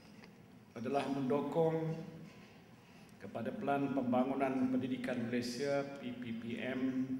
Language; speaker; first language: Malay; native; Malay